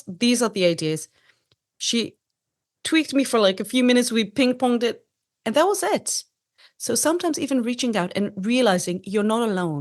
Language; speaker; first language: English; non-native, fluent; Hebrew